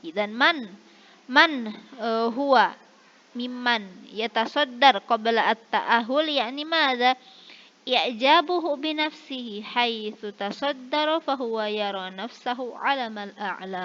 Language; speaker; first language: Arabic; non-native, fluent; Indonesian